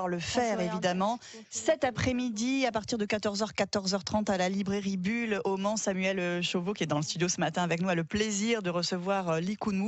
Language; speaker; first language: French; native; French